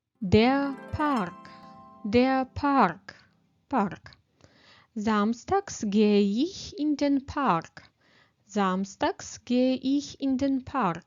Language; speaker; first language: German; non-native, fluent; Ukrainian